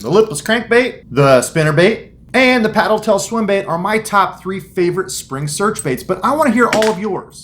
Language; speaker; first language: English; native; English